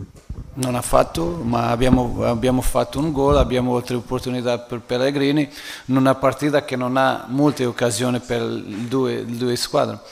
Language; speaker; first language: Italian; non-native, fluent; Portuguese